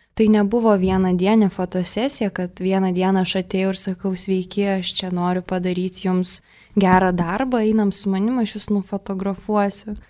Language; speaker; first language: Lithuanian; early bilingual, heritage; Russian